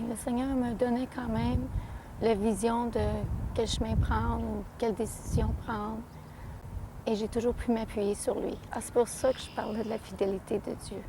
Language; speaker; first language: French; non-native, local second language; English